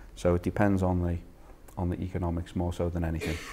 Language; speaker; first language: English; native; English